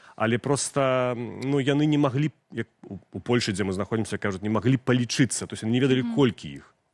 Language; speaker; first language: Belarusian; non-native, local second language; Russian